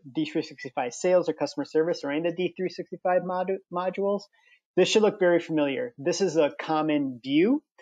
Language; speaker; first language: English; native; English